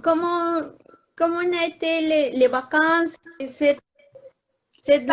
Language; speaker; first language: French; non-native, learner; Spanish